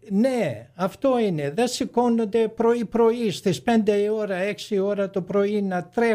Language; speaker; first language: Greek; early bilingual, heritage; Greek